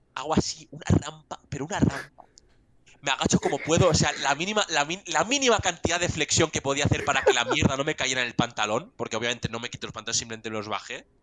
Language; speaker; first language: Spanish; non-native, local second language; Catalan